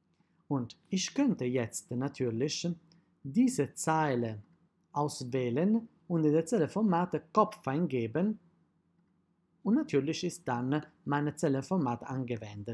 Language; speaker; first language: German; non-native, fluent; Italian